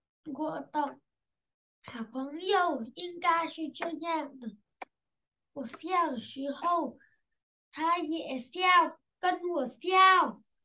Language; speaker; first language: Chinese; non-native, learner; Vietnamese